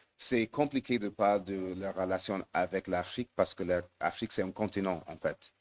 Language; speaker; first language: French; non-native, fluent; English